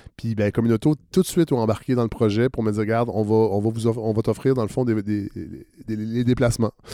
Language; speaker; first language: French; native; French